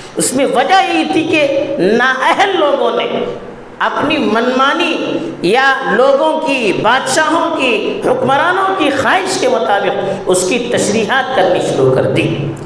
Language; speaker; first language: Urdu; non-native, local second language; Konkani